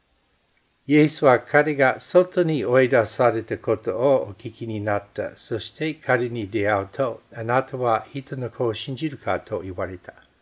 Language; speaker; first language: Japanese; non-native, fluent; English